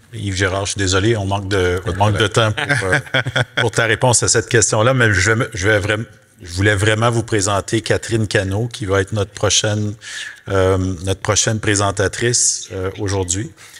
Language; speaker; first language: French; native; French